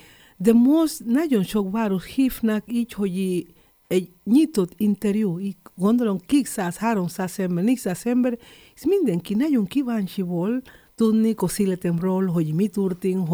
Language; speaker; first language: Hungarian; non-native, learner; Spanish